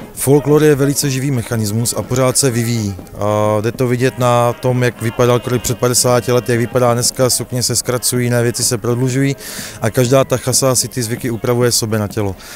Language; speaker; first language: Czech; native; Czech